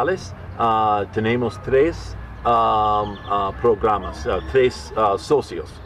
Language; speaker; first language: Spanish; non-native, learner; English